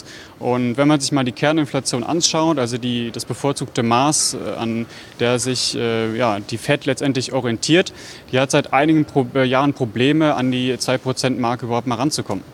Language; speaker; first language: German; native; German